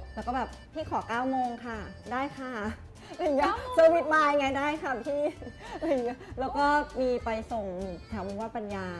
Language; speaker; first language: Thai; native; Thai